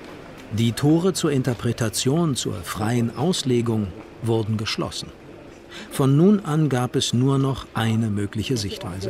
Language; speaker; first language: German; native; German